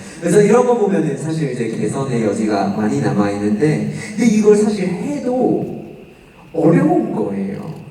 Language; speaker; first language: Korean; non-native, fluent; English